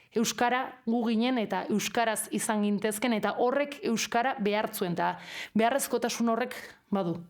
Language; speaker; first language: Basque; non-native, local second language; Spanish